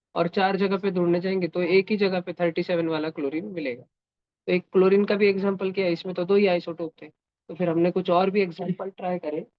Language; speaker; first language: Hindi; non-native, local second language; Marathi